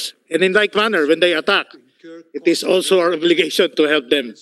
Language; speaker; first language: English; non-native, local second language; Filipino